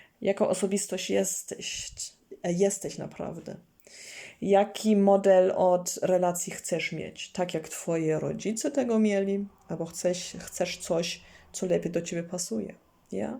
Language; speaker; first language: Polish; non-native, learner; German